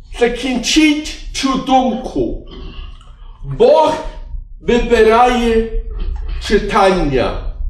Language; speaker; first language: Ukrainian; early bilingual, heritage; English